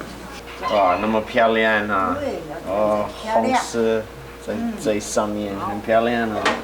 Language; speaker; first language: Chinese; non-native, learner; English